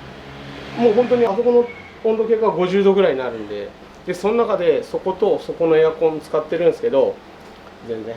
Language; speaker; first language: Japanese; native; Japanese